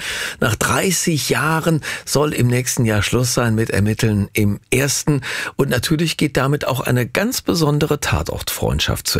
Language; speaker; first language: German; native; German